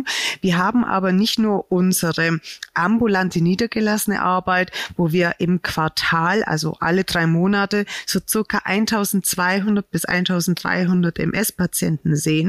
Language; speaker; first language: German; native; German